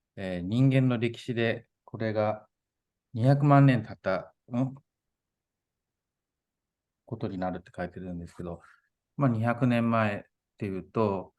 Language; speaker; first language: Japanese; native; Japanese